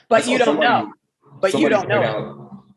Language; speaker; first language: English; native; English